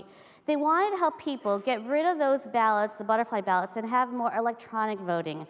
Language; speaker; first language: English; native; English